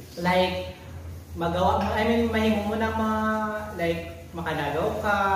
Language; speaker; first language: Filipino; non-native, local second language; Cebuano